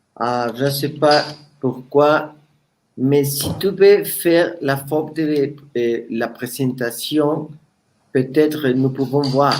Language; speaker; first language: French; non-native, learner; Spanish